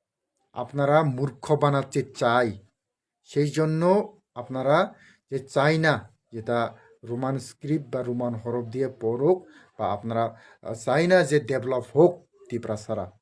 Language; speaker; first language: Bangla; non-native, local second language; Kok Borok